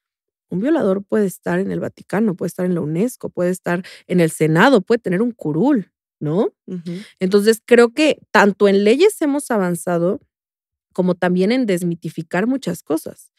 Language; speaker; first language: Spanish; native; Spanish